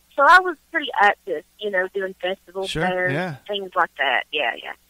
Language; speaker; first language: English; native; English